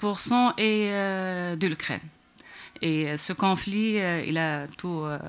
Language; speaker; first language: French; non-native, local second language; Arabic